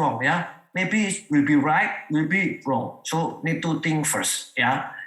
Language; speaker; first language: English; non-native, learner; Indonesian